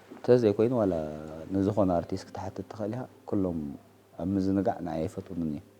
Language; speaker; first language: Tigrinya; native; Tigrinya